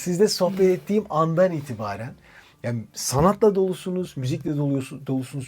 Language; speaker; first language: Turkish; native; Turkish